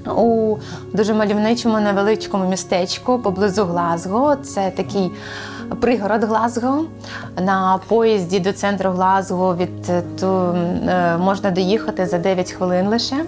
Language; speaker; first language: Ukrainian; native; Ukrainian